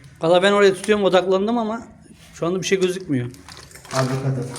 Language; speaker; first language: Turkish; native; Turkish